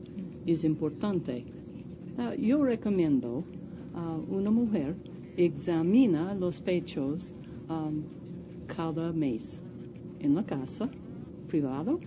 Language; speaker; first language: Spanish; non-native, learner; English